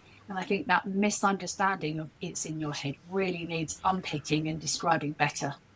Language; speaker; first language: English; native; English